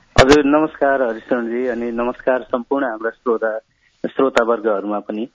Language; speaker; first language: Nepali; native; Nepali